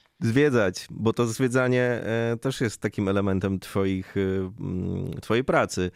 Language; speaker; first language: Polish; native; Polish